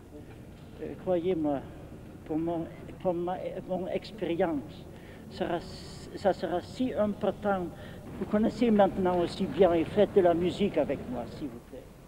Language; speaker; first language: French; non-native, fluent; German